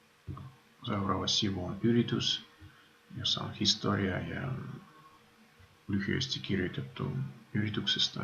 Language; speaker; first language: Finnish; non-native, fluent; Russian